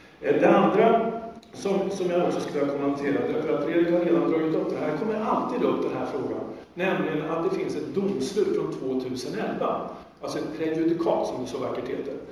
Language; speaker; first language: Swedish; native; Swedish